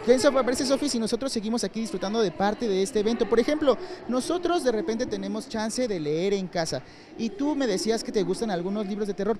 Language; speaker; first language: Spanish; native; Spanish